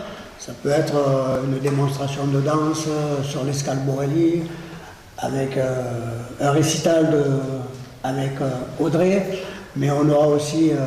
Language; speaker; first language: French; native; French